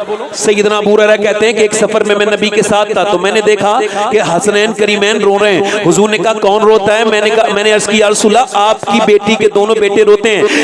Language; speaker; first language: Urdu; native; Urdu